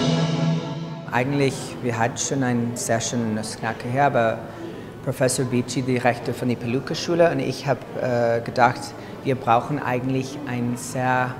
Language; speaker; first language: German; non-native, fluent; English